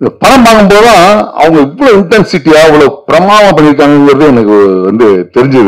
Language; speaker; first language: Tamil; native; Tamil